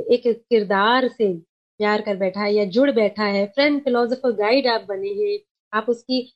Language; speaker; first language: Hindi; non-native, local second language; Sindhi